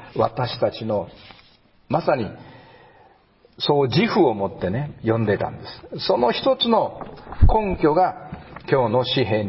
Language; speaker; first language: Japanese; native; Japanese